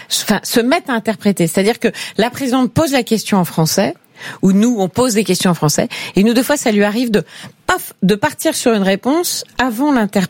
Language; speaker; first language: French; native; French